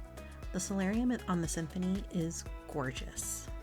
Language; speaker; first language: English; native; English